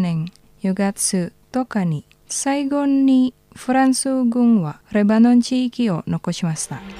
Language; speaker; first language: Japanese; non-native, learner; Indonesian